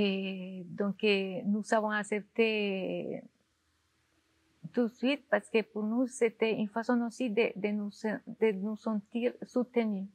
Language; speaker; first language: French; non-native, fluent; Spanish